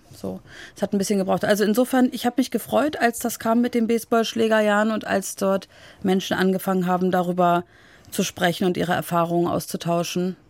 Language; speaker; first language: German; native; German